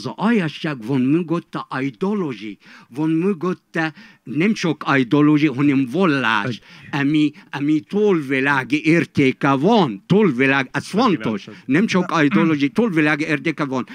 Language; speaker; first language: Hungarian; non-native, fluent; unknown